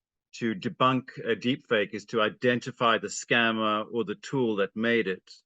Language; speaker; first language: English; native; English